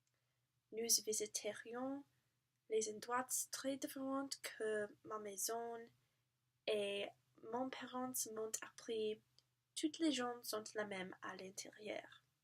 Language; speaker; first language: French; non-native, learner; English